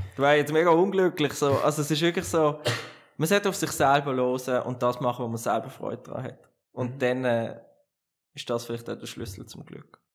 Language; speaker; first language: German; native; German